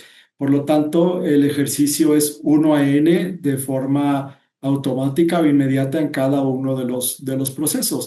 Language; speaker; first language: Spanish; native; Spanish